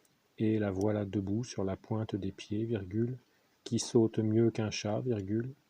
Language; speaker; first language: French; native; French